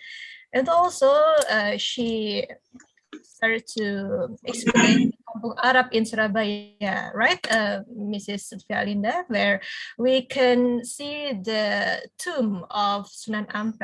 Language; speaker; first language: English; non-native, fluent; Indonesian